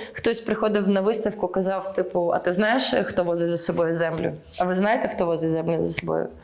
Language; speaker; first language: Ukrainian; early bilingual, heritage; Ukrainian